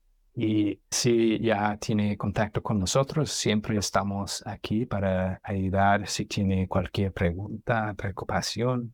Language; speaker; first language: Spanish; non-native, fluent; English